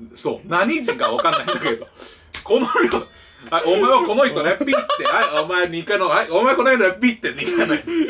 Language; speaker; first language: Japanese; non-native, fluent; Chinese